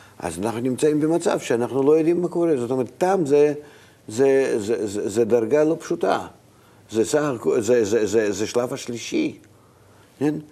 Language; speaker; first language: Hebrew; non-native, fluent; Russian